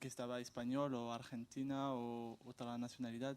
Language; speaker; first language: Spanish; non-native, learner; French